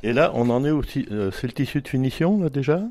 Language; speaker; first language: French; native; French